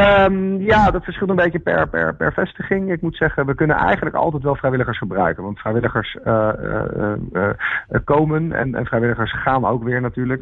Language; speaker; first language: Dutch; native; Dutch